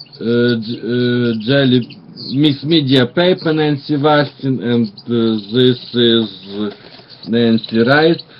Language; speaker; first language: English; non-native, learner; Russian